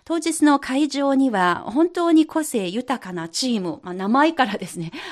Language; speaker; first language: Japanese; non-native, fluent; Chinese